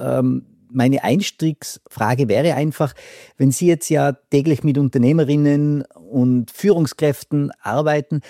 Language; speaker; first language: German; native; German